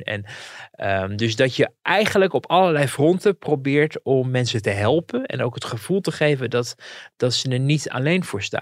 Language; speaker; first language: Dutch; native; Dutch